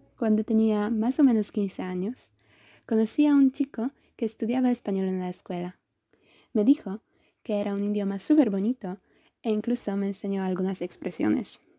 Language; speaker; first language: Spanish; non-native, fluent; Polish